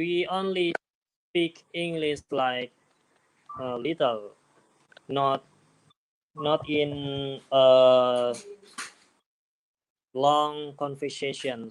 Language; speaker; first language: English; non-native, learner; Indonesian